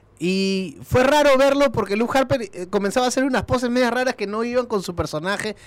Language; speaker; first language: Spanish; native; Spanish